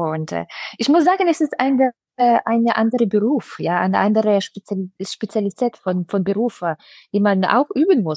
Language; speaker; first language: German; non-native, fluent; Russian